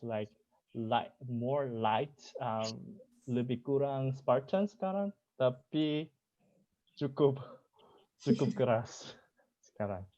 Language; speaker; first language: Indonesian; non-native, learner; Korean